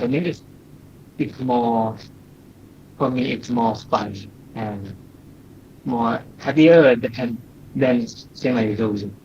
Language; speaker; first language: English; non-native, learner; Thai